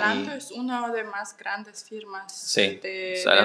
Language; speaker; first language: Spanish; non-native, fluent; Russian